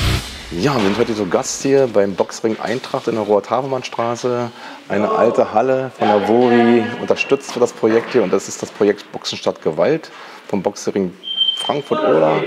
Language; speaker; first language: German; native; German